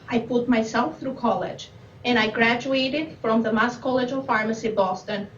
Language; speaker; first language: English; non-native, fluent; Albanian